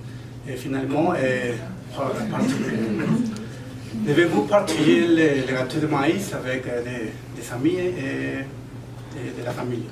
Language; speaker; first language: French; non-native, learner; Spanish